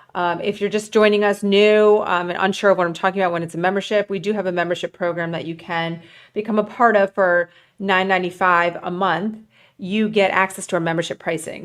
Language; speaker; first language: English; native; English